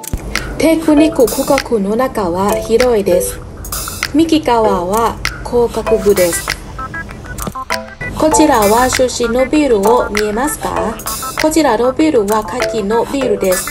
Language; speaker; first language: Japanese; non-native, learner; Thai